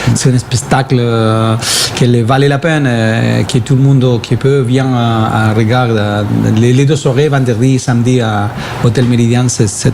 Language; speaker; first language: French; non-native, fluent; Spanish